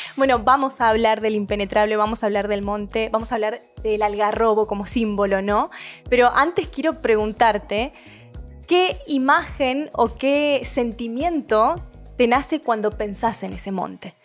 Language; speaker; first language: Spanish; native; Spanish